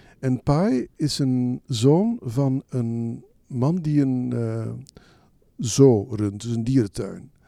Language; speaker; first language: Dutch; native; Dutch